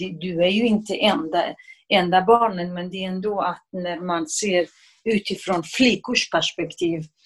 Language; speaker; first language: Swedish; non-native, fluent; Kurdish